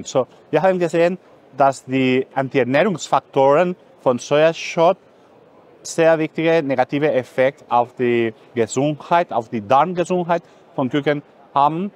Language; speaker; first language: German; non-native, fluent; Spanish